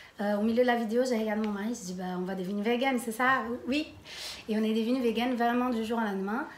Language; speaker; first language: French; non-native, fluent; Portuguese